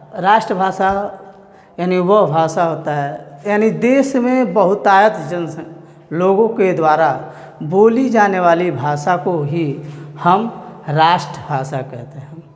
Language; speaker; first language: Hindi; native; Hindi